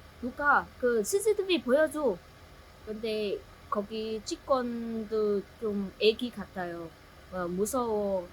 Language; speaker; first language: Korean; non-native, learner; Vietnamese